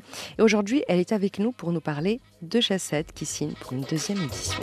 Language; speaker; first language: French; non-native, local second language; Arabic